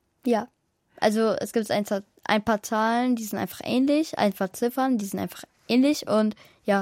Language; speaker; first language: German; early bilingual, other home language; Kurdish